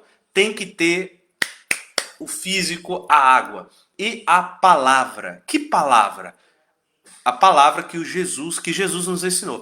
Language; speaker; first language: Portuguese; native; Portuguese